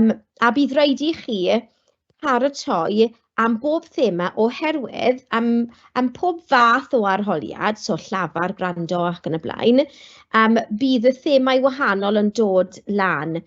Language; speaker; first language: Welsh; non-native, local second language; English